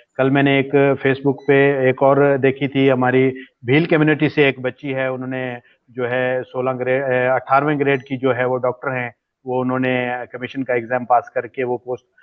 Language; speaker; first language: Urdu; non-native, local second language; Marwari